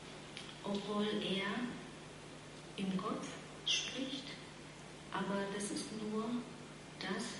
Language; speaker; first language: German; non-native, fluent; Vietnamese